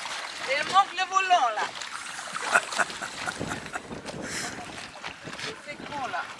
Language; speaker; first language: French; native; French